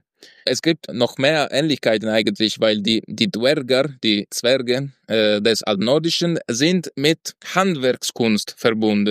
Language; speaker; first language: German; non-native, fluent; Italian